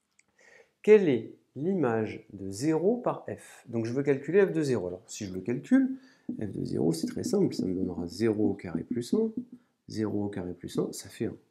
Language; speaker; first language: French; native; French